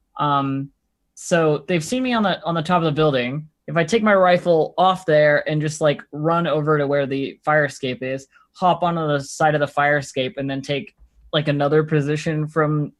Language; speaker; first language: English; native; English